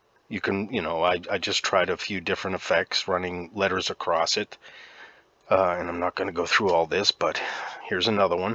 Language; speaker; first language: English; native; English